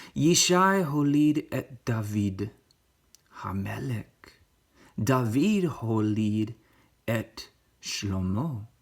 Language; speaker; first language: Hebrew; non-native, learner; English